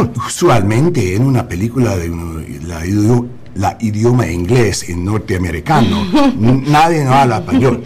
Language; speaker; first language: Spanish; non-native, learner; English